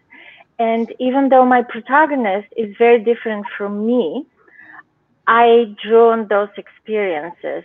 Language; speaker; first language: English; non-native, fluent; Bulgarian